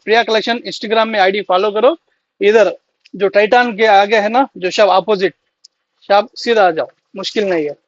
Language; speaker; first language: Hindi; non-native, local second language; Telugu